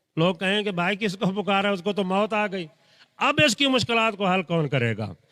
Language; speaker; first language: Urdu; non-native, local second language; Saraiki